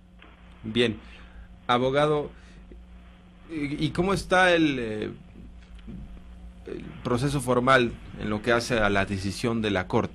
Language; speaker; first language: Spanish; native; Spanish